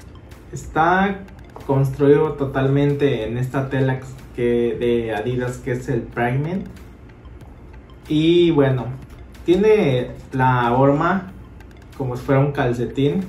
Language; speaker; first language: Spanish; native; Spanish